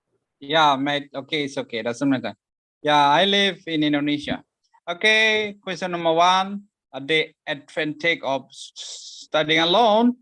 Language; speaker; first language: English; non-native, learner; Indonesian